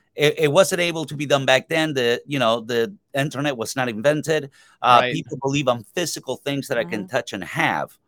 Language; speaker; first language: English; non-native, fluent; Spanish